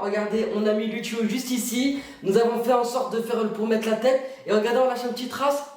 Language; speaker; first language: French; native; French